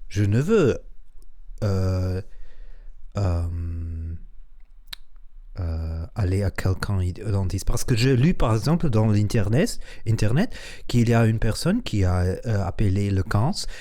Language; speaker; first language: French; non-native, learner; Spanish